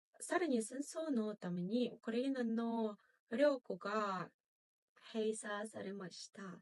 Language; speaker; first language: Japanese; non-native, fluent; Ukrainian